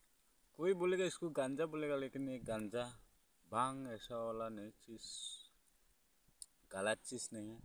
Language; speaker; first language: Hindi; non-native, local second language; Garo